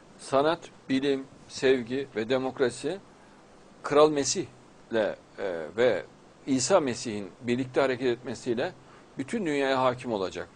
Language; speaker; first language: Turkish; native; Turkish